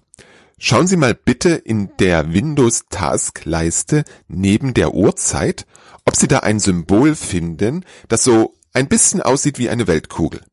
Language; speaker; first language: German; native; German